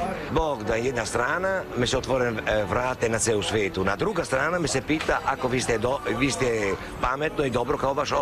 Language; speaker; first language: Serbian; non-native, learner; Italian